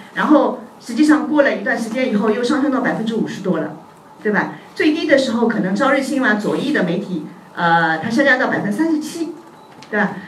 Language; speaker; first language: Chinese; native; Chinese